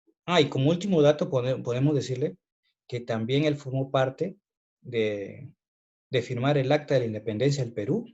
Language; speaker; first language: Spanish; native; Spanish